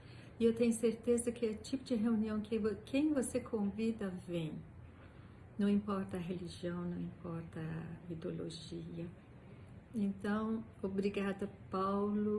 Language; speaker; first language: Portuguese; non-native, fluent; Persian